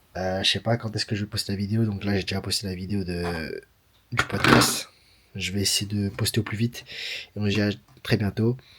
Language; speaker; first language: French; native; French